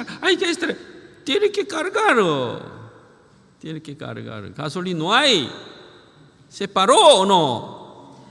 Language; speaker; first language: Spanish; non-native, learner; Korean